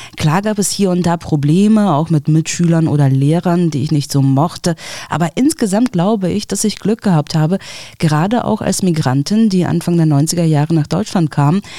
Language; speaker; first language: German; early bilingual, other home language; Russian